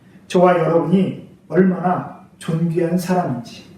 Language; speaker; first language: Korean; native; Korean